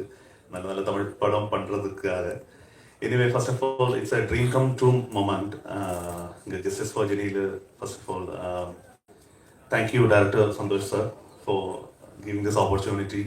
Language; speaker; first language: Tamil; non-native, learner; Malayalam